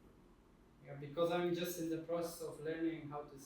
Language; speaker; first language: English; non-native, fluent; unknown